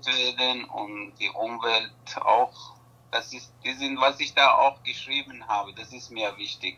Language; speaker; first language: German; non-native, learner; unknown